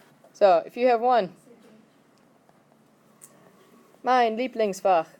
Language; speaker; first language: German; non-native, fluent; English